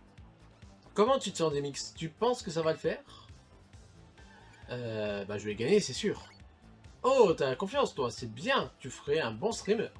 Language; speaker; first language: French; native; French